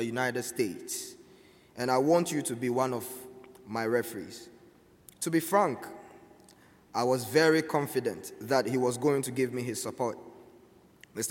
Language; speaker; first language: English; non-native, local second language; Akan